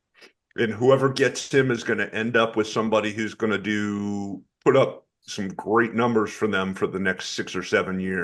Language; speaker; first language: English; native; English